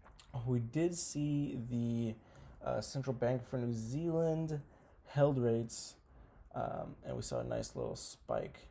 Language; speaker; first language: English; native; English